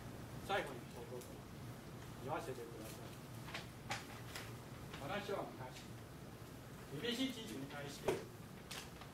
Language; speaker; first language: Japanese; non-native, fluent; Chinese